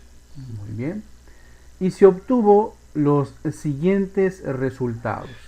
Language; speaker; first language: Spanish; native; Spanish